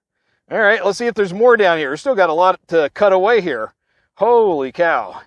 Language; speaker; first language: English; native; English